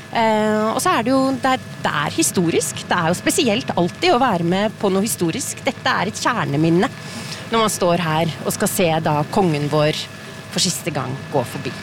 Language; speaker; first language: Norwegian; native; Norwegian